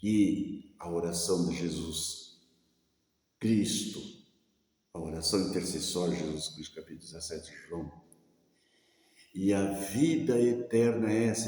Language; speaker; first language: Portuguese; native; Portuguese